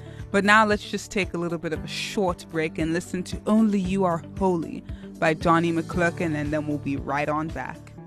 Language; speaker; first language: English; native; English